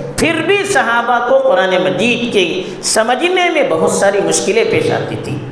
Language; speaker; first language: Urdu; non-native, local second language; Konkani